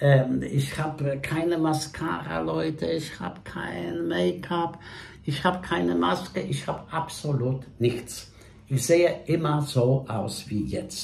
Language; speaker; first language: German; non-native, fluent; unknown